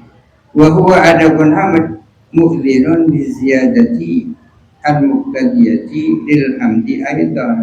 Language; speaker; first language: Arabic; non-native, fluent; Indonesian